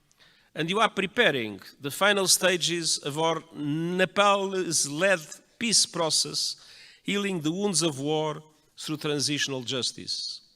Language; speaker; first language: English; non-native, fluent; Portuguese